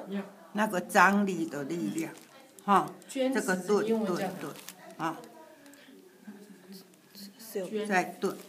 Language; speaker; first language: Chinese; native; Chinese